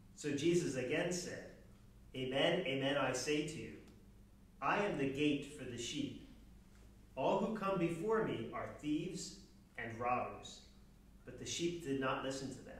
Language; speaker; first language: English; native; English